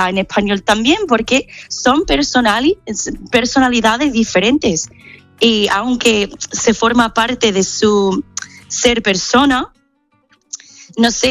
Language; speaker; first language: Spanish; non-native, fluent; English